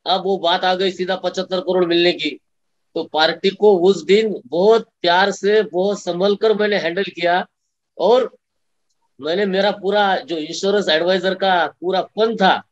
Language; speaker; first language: Hindi; non-native, local second language; Marathi